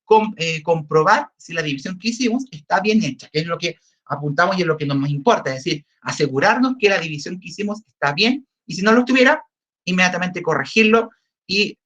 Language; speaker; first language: Spanish; native; Spanish